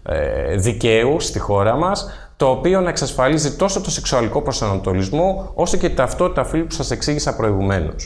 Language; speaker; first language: Greek; native; Greek